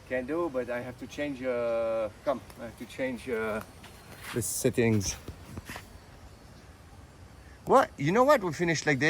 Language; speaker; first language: English; non-native, learner; French